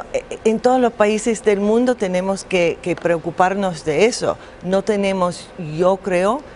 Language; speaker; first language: Spanish; non-native, fluent; English